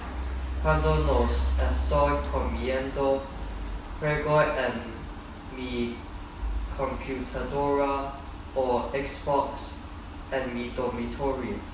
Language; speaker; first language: Spanish; non-native, learner; English